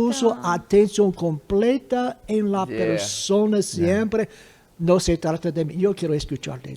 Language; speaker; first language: Spanish; non-native, fluent; English